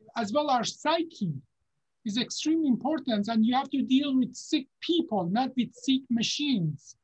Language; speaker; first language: English; non-native, fluent; Persian